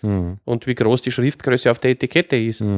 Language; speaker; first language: German; native; German